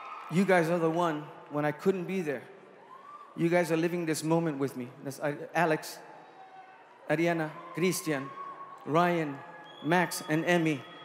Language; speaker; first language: English; early bilingual, other home language; Spanish